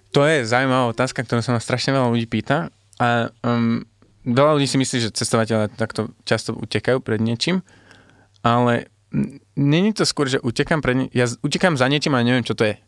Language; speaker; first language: Slovak; early bilingual, heritage; Slovak